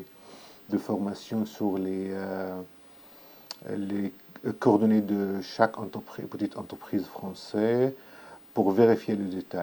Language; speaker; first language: French; non-native, learner; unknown